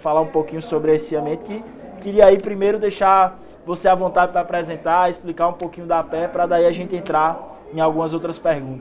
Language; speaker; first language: Portuguese; native; Portuguese